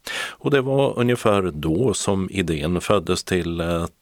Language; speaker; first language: Swedish; native; Swedish